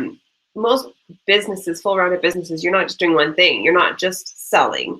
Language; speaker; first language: English; native; English